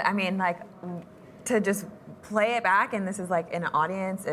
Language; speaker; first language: English; native; English